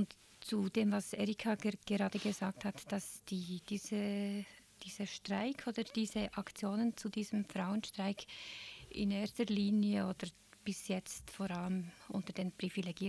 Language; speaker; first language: German; native; German